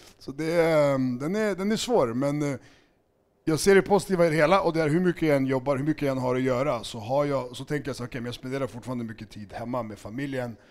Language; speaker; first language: Swedish; early bilingual, other home language; Serbian